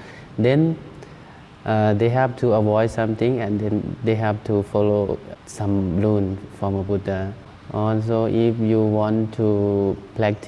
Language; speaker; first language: English; non-native, learner; Thai